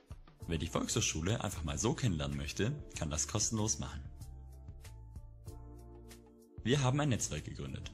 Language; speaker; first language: German; native; German